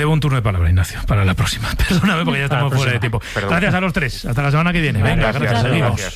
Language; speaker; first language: Spanish; native; Spanish